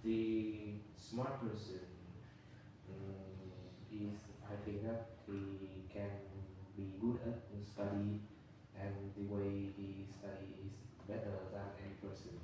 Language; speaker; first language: English; non-native, learner; Vietnamese